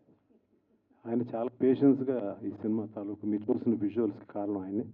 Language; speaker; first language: Telugu; native; Telugu